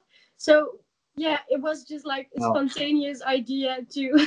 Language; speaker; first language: English; non-native, fluent; Dutch